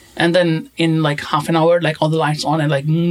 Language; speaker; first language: English; non-native, local second language; Konkani